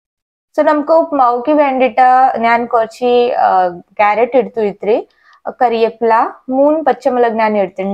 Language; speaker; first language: Malayalam; non-native, learner; Hindi